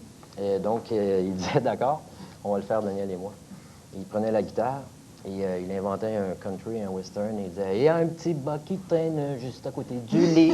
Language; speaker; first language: French; native; French